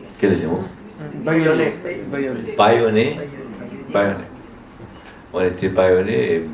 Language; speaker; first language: French; non-native, fluent; Portuguese